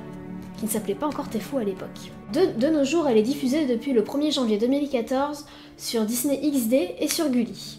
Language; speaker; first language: French; native; French